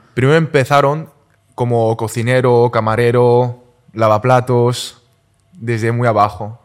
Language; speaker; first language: Spanish; early bilingual, other home language; Chinese